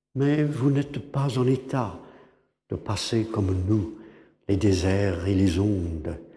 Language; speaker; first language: French; non-native, fluent; English